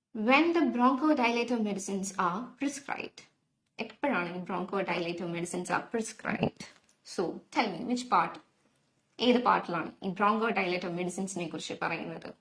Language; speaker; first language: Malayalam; native; Malayalam